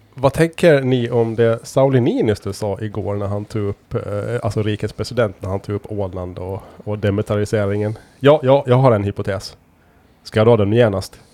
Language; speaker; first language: Swedish; native; Swedish